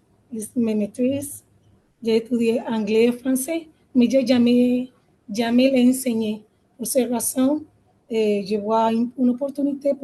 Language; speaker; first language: French; non-native, learner; Spanish